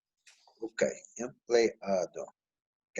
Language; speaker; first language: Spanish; non-native, learner; English